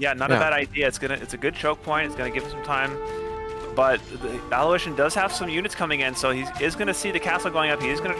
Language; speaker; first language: English; native; English